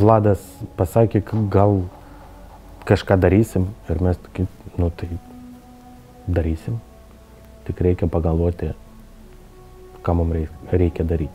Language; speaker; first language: Lithuanian; non-native, learner; Ukrainian